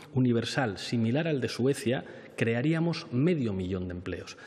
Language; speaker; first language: Spanish; native; Spanish